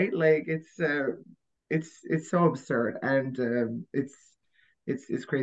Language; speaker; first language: English; native; English